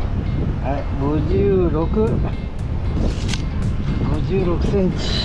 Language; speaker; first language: Japanese; native; Japanese